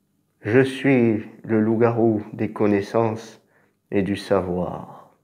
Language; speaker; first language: French; native; French